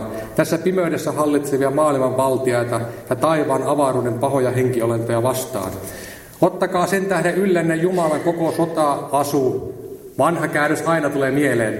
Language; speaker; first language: Finnish; native; Finnish